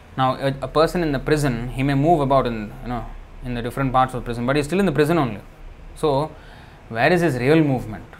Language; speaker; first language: English; non-native, local second language; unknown